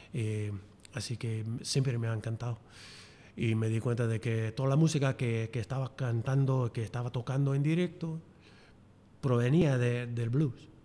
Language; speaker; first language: Spanish; non-native, fluent; English